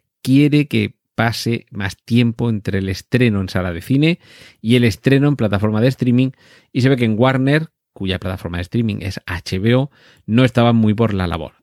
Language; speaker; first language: Spanish; native; Spanish